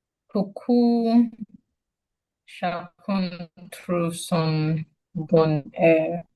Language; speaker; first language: French; non-native, learner; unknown